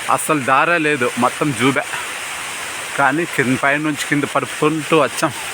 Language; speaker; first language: Telugu; non-native, local second language; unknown